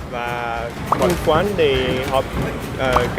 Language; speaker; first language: Vietnamese; non-native, learner; English